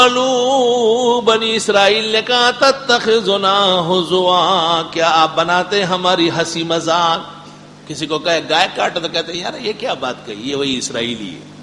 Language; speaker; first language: Urdu; non-native, local second language; Pashto